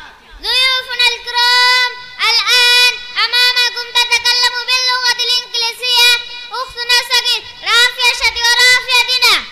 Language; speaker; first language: Arabic; non-native, learner; Bangla